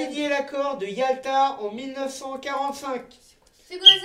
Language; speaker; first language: French; native; French